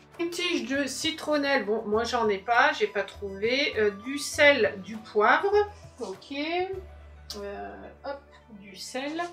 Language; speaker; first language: French; native; French